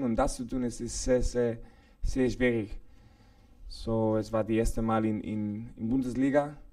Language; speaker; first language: German; non-native, learner; Spanish